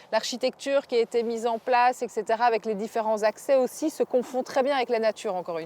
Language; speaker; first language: French; native; French